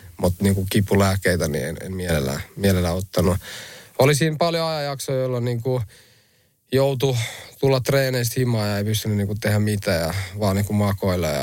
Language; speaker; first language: Finnish; early bilingual, other home language; Albanian